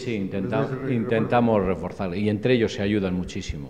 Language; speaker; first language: Spanish; native; Spanish